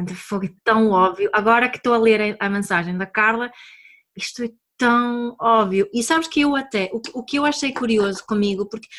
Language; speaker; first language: Portuguese; early bilingual, other home language; Swedish